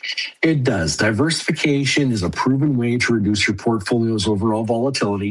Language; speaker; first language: English; native; English